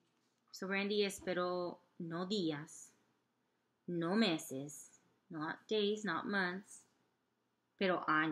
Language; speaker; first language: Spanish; non-native, fluent; English